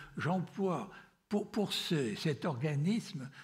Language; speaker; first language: French; native; French